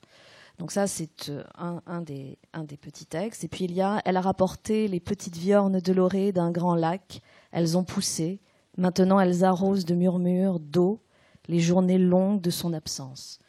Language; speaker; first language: French; native; French